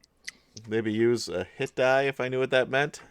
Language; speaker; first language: English; native; English